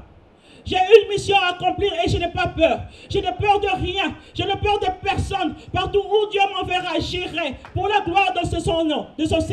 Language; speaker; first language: French; non-native, local second language; Lingala